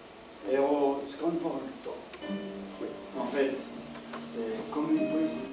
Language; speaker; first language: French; non-native, fluent; Italian